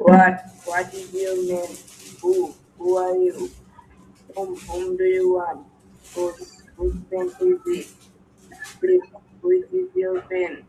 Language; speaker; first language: English; non-native, learner; Bangla